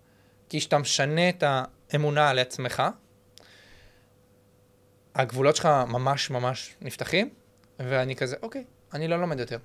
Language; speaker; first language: Hebrew; native; Hebrew